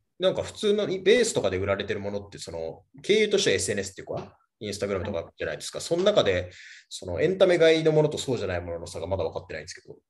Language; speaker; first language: Japanese; native; Japanese